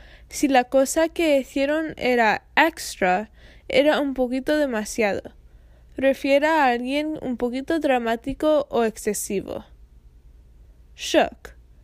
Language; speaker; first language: Spanish; non-native, fluent; English